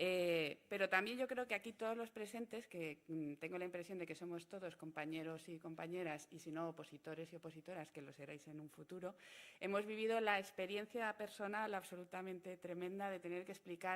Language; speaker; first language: Spanish; native; Spanish